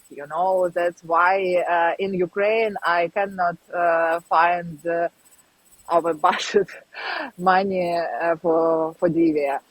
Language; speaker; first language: English; non-native, learner; Ukrainian